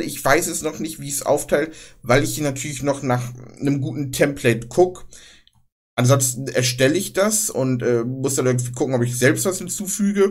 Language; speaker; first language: German; native; German